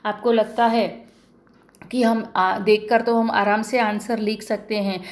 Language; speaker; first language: Hindi; non-native, local second language; Marathi